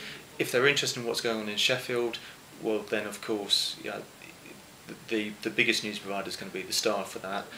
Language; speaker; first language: English; native; English